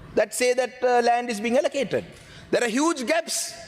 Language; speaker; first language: English; non-native, local second language; Tamil